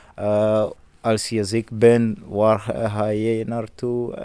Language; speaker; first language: Dutch; non-native, learner; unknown